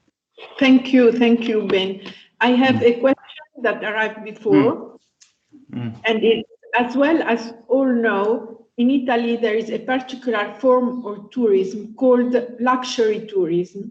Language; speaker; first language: English; non-native, fluent; Italian